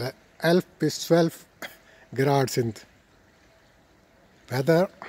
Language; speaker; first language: German; non-native, learner; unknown